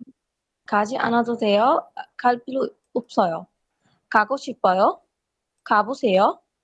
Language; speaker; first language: Korean; non-native, learner; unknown